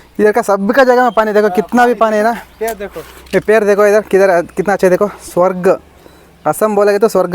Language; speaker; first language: Hindi; non-native, local second language; Kannada